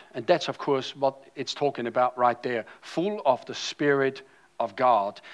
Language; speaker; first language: English; non-native, fluent; German